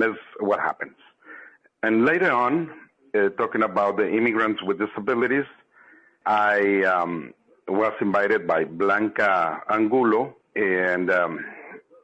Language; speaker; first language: English; non-native, fluent; Spanish